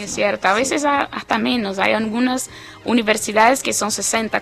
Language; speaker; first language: Spanish; non-native, fluent; Portuguese